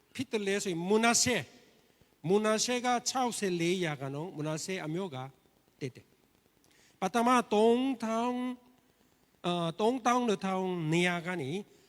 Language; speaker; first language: Burmese; non-native, learner; Korean